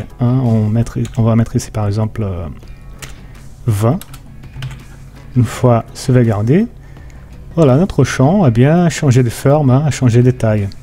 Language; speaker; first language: French; non-native, fluent; Portuguese